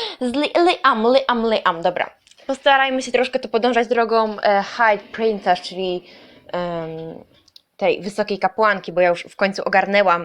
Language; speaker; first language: Polish; native; Polish